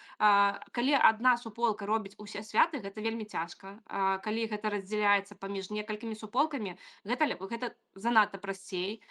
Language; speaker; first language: Belarusian; non-native, local second language; Russian